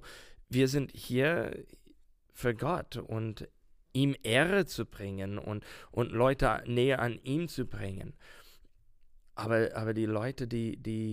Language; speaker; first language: German; non-native, learner; English